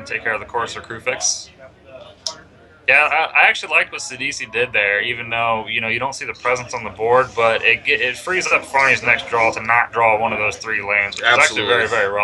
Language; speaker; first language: English; native; English